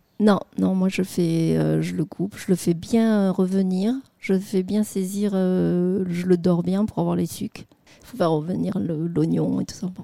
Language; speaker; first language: French; non-native, fluent; Vietnamese